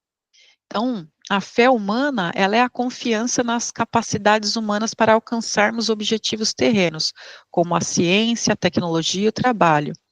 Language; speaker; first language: Portuguese; native; Portuguese